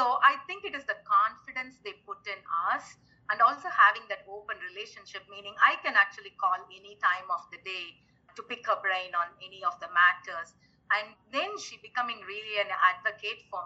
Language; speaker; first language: English; non-native, local second language; Tamil